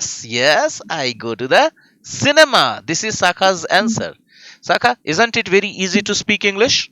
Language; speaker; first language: English; non-native, fluent; Hindi